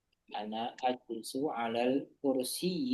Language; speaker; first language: Arabic; non-native, fluent; Indonesian